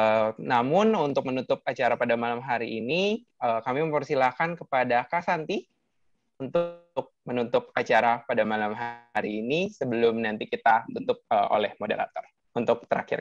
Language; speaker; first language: Indonesian; native; Indonesian